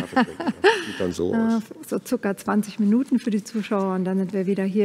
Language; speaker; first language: German; native; German